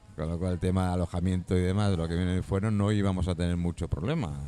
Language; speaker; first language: Spanish; non-native, fluent; English